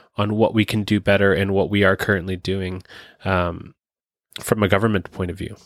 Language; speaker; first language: English; native; English